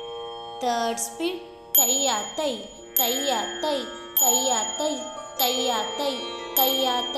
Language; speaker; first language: English; non-native, local second language; Tamil